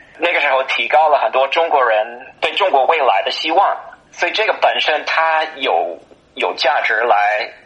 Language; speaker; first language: Chinese; non-native, fluent; English